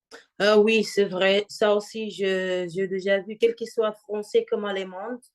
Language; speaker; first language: French; non-native, fluent; Portuguese